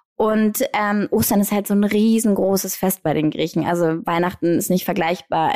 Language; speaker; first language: German; early bilingual, other home language; Greek